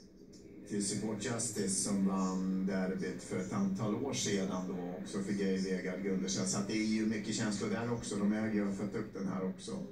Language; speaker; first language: Swedish; native; Swedish